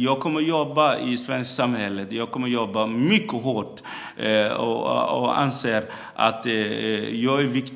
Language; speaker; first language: Swedish; non-native, learner; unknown